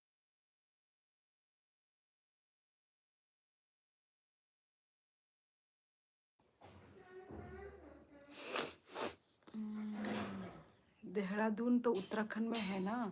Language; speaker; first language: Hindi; non-native, local second language; Kok Borok